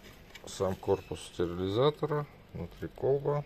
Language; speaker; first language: Russian; native; Russian